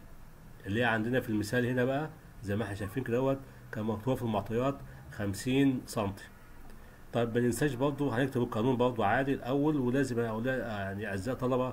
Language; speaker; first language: Arabic; native; Arabic